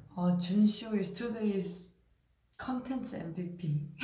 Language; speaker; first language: English; non-native, learner; Korean